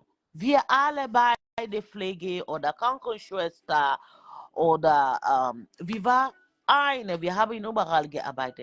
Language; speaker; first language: German; non-native, learner; French